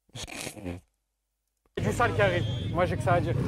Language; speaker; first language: French; native; French